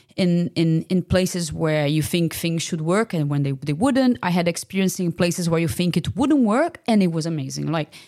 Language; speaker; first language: English; non-native, fluent; Portuguese